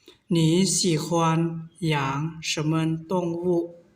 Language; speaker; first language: Chinese; non-native, learner; Hmong